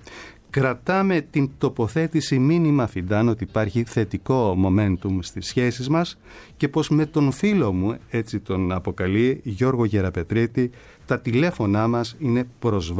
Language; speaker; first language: Greek; native; Greek